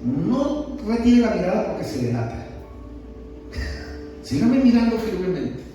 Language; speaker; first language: Spanish; native; Spanish